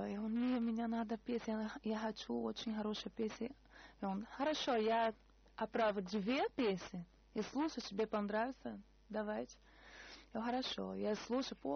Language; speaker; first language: Russian; non-native, learner; Portuguese